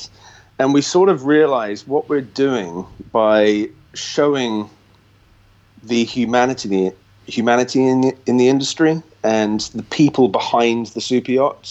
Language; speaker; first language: English; native; English